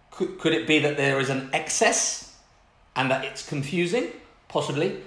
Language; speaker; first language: English; native; English